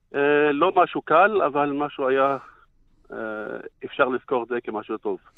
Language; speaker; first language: Hebrew; non-native, fluent; Arabic